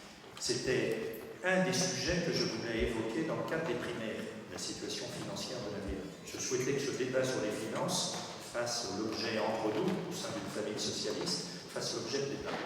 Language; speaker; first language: French; native; French